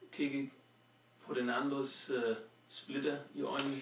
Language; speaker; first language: Danish; non-native, fluent; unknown